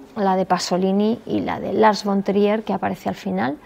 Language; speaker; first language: Spanish; non-native, local second language; Galician